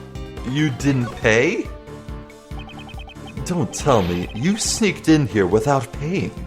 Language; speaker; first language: English; native; English